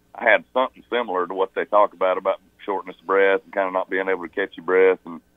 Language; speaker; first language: English; native; English